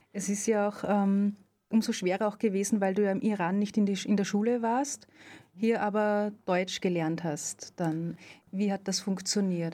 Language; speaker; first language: German; native; German